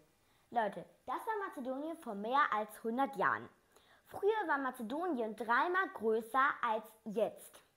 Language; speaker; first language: German; early bilingual, other home language; Macedonian